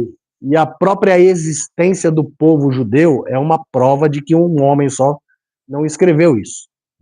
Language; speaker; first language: Portuguese; native; Portuguese